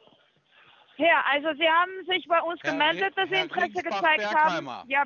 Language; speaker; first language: German; non-native, fluent; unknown